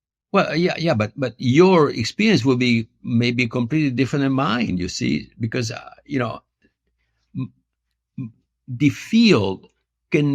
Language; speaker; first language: English; non-native, fluent; Italian